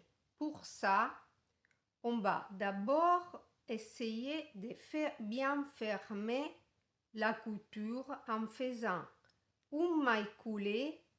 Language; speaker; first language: French; non-native, fluent; Italian